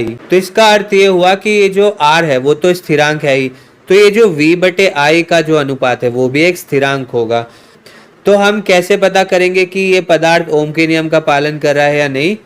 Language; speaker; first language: Hindi; native; Hindi